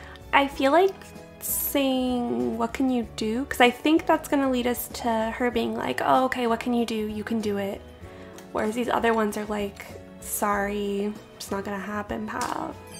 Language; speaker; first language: English; native; English